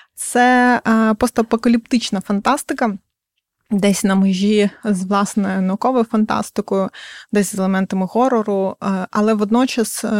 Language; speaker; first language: Ukrainian; native; Ukrainian